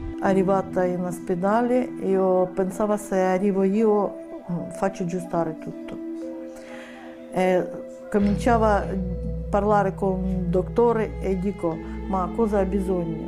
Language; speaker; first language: Italian; non-native, learner; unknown